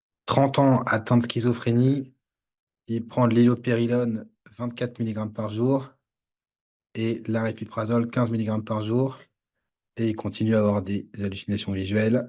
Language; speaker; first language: French; native; French